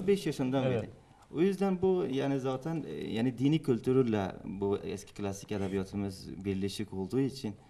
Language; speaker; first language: Turkish; non-native, fluent; Persian